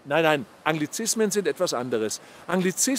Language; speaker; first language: German; native; German